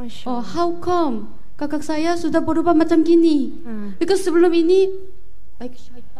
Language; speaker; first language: Indonesian; non-native, fluent; Korean